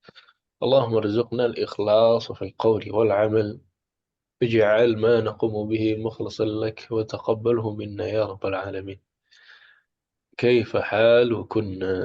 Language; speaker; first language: Arabic; non-native, fluent; Indonesian